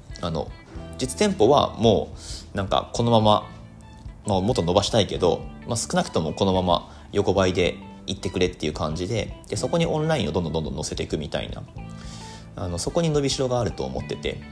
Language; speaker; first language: Japanese; native; Japanese